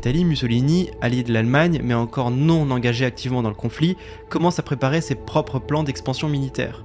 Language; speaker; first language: French; native; French